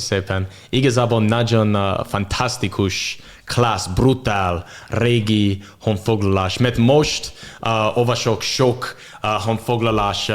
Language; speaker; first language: Hungarian; non-native, learner; English